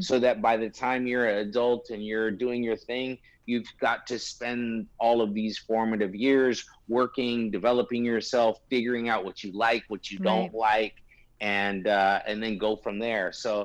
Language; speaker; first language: English; native; English